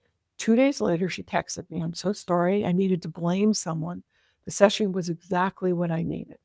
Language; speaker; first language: English; native; English